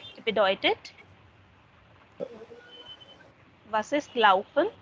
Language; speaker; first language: German; non-native, fluent; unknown